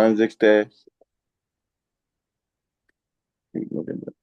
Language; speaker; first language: German; non-native, learner; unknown